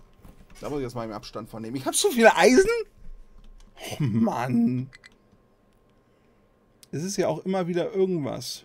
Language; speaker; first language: German; native; German